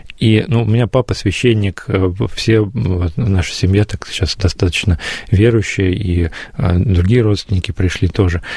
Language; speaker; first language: Russian; native; Russian